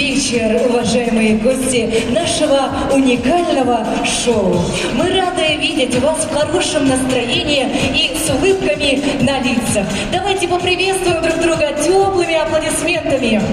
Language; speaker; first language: Russian; native; Russian